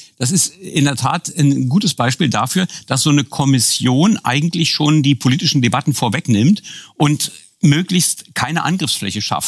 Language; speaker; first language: German; native; German